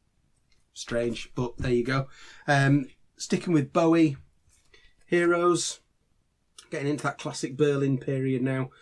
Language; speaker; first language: English; native; English